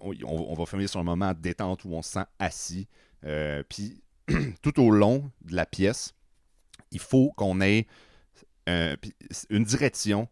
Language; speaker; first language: French; native; French